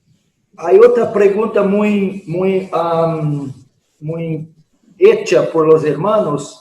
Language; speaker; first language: Spanish; non-native, fluent; Portuguese